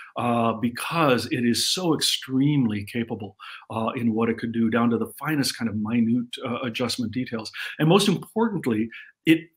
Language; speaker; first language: English; native; English